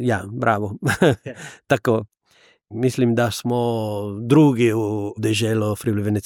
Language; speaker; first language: Slovenian; non-native, learner; Italian